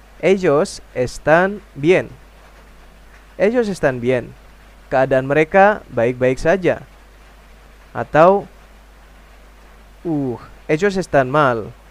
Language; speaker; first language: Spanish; non-native, fluent; Indonesian